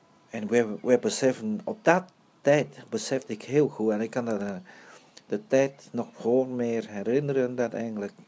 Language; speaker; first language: Dutch; early bilingual, other home language; Vietnamese